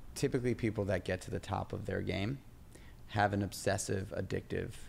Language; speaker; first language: English; native; English